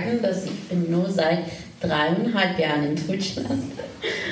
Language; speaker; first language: German; non-native, fluent; Turkish